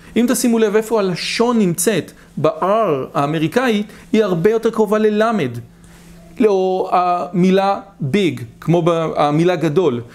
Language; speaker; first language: Hebrew; native; Hebrew